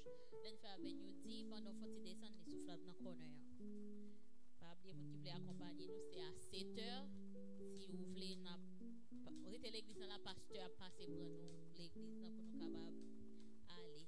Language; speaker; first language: French; non-native, local second language; Haitian Creole